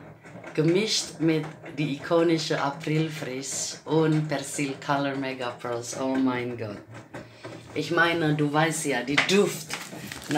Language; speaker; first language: German; non-native, learner; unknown